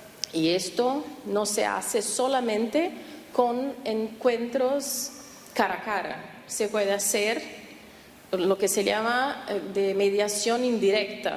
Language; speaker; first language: Spanish; non-native, fluent; Portuguese